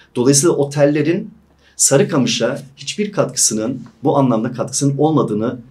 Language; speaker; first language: Turkish; native; Turkish